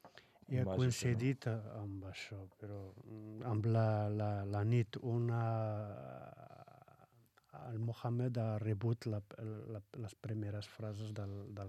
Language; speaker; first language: Catalan; non-native, fluent; Arabic